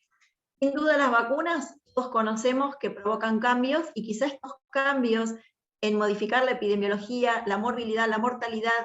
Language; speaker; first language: Spanish; native; Spanish